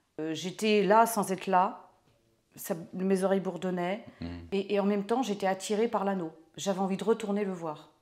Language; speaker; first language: French; native; French